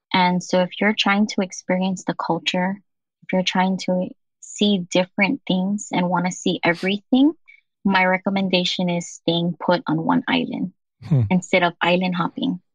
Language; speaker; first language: English; native; English